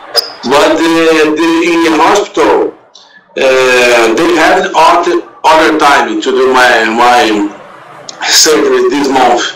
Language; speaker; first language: English; non-native, learner; Portuguese